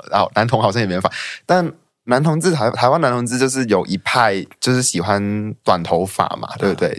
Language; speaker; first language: Chinese; non-native, local second language; Cantonese